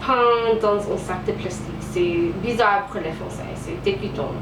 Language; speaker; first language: French; non-native, learner; English